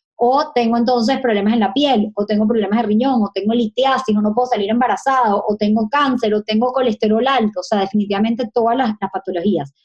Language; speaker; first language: Spanish; native; Spanish